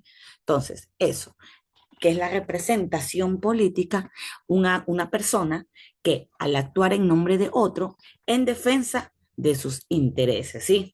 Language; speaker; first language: Spanish; native; Spanish